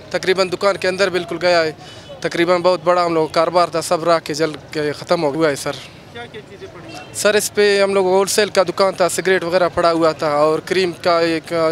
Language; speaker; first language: Urdu; non-native, local second language; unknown